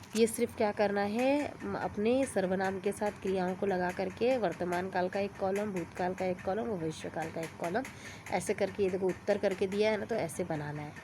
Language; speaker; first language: Hindi; non-native, local second language; Marathi